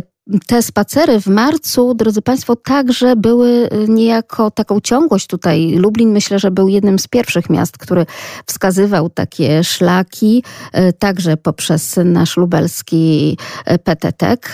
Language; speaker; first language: Polish; native; Polish